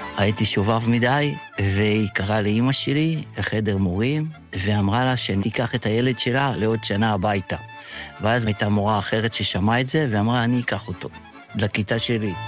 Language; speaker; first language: Hebrew; non-native, fluent; Yiddish